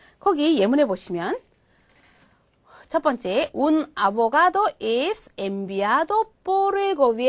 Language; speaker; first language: Spanish; non-native, fluent; Korean